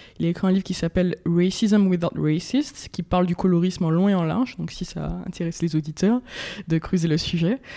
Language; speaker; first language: French; native; French